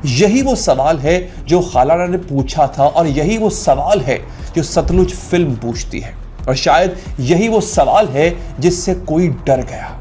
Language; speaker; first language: Urdu; native; Urdu